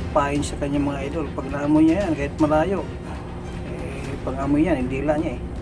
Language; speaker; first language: Filipino; non-native, local second language; Waray